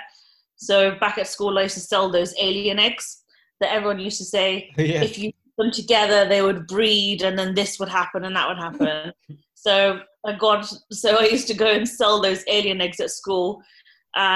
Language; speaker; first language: English; native; English